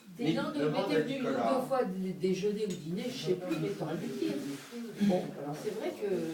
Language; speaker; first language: French; native; French